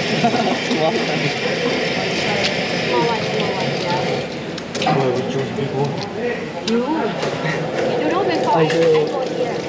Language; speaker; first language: English; non-native, learner; Thai